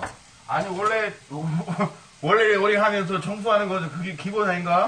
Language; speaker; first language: Korean; non-native, fluent; English